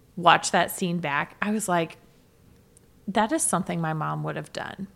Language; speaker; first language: English; native; English